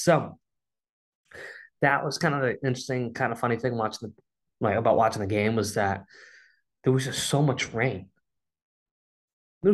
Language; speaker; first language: English; native; English